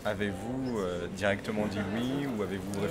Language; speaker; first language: French; native; French